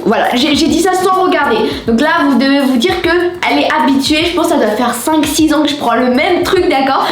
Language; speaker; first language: French; native; French